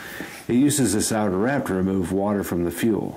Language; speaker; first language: English; native; English